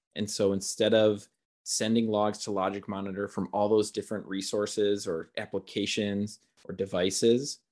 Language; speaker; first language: English; native; English